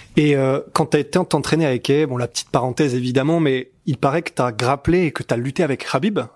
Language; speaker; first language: French; native; French